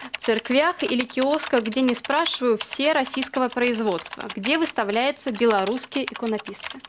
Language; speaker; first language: Russian; native; Russian